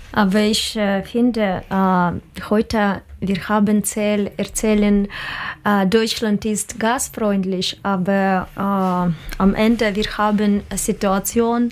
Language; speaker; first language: German; non-native, learner; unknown